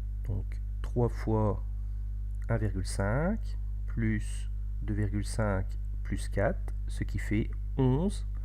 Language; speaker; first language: French; native; French